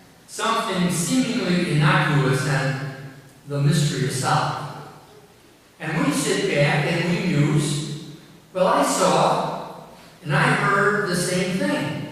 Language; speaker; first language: English; native; English